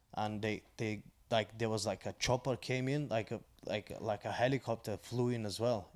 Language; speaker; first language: English; non-native, fluent; Bulgarian